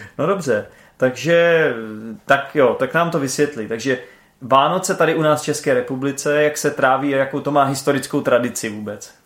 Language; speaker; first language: Czech; native; Czech